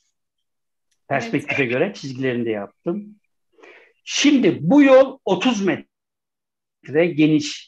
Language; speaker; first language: Turkish; native; Turkish